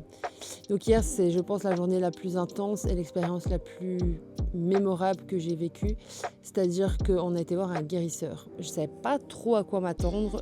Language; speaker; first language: French; native; French